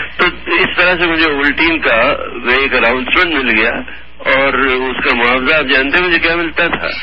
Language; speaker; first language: Urdu; non-native, local second language; Gujarati